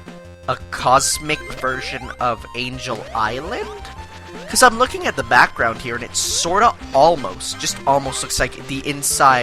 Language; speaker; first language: English; native; English